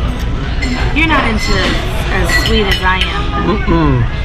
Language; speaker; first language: English; native; English